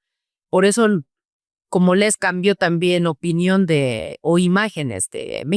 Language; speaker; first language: Spanish; non-native, fluent; Korean